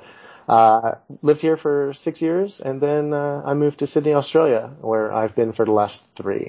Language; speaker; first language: English; native; English